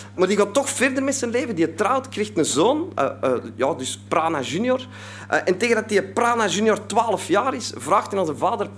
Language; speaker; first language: Dutch; native; Dutch